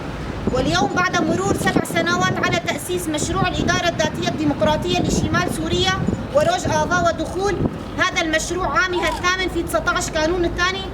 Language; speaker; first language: Arabic; non-native, local second language; Kurdish